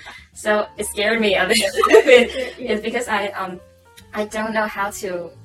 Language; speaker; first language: English; non-native, local second language; Cantonese